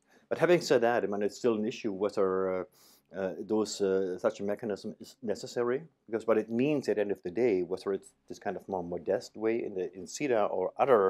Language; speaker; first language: English; non-native, fluent; German